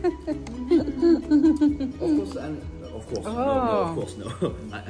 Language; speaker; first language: English; non-native, fluent; French